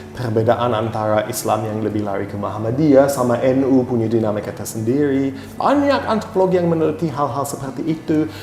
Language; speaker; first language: Indonesian; non-native, fluent; English